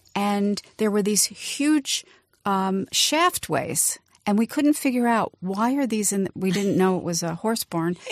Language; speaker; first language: English; native; English